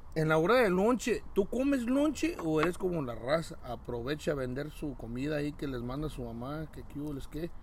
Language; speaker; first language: Spanish; early bilingual, heritage; Spanish